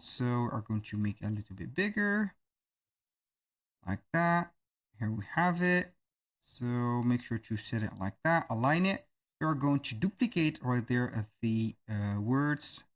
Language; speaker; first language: English; non-native, fluent; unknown